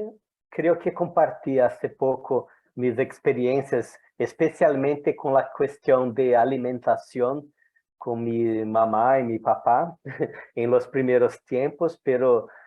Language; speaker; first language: Spanish; non-native, fluent; Portuguese